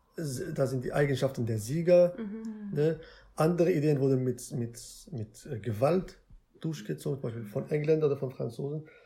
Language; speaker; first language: German; non-native, fluent; Arabic